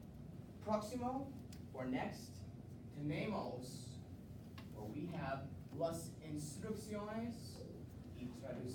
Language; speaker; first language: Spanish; non-native, learner; English